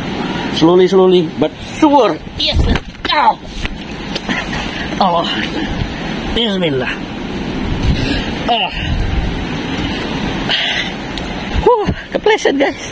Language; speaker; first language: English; non-native, learner; Indonesian